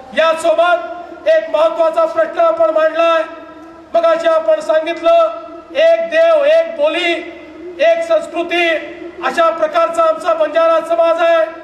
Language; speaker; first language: Marathi; native; Marathi